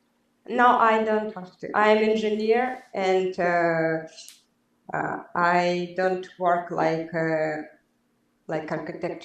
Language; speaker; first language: English; non-native, learner; Belarusian